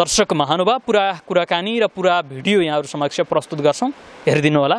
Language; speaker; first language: Nepali; native; Nepali